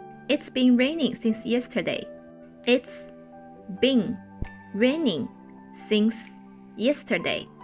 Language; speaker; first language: English; non-native, fluent; Chinese